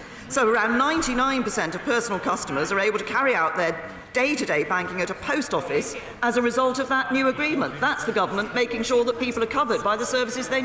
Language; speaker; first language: English; native; English